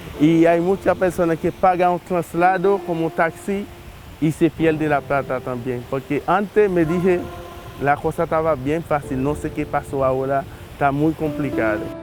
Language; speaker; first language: Spanish; non-native, learner; Haitian Creole